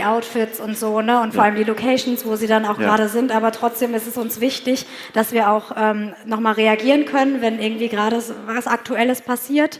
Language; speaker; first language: German; native; German